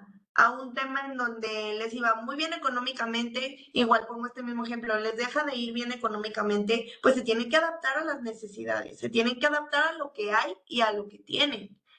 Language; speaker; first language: Spanish; native; Spanish